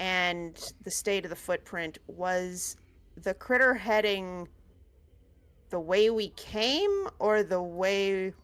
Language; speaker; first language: English; native; English